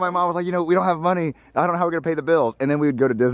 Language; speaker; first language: English; native; English